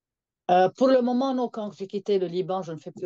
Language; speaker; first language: French; non-native, local second language; Arabic